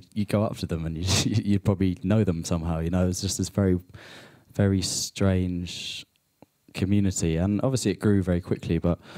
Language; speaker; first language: English; native; English